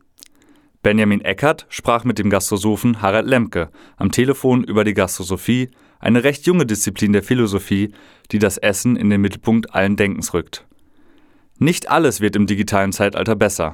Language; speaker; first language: German; native; German